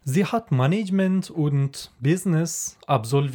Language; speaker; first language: German; non-native, learner; Persian